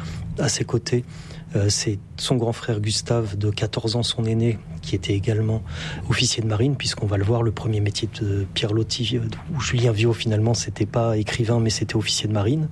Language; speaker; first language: French; native; French